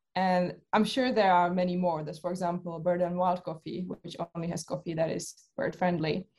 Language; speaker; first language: English; non-native, fluent; Czech